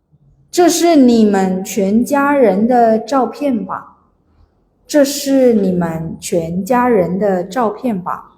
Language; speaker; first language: Chinese; non-native, fluent; Indonesian